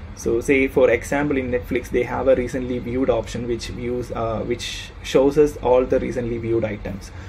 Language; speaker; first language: English; non-native, local second language; Malayalam